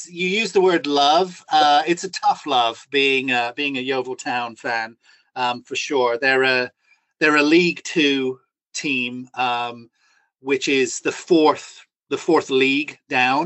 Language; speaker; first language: English; native; English